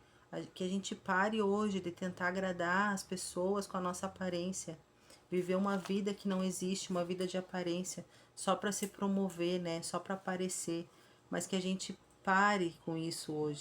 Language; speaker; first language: Portuguese; native; Portuguese